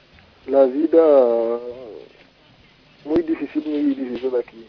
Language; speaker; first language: Spanish; non-native, learner; Wolof